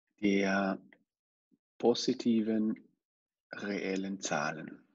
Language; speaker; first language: German; non-native, fluent; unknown